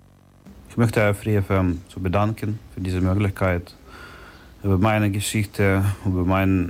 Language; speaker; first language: German; non-native, learner; Ukrainian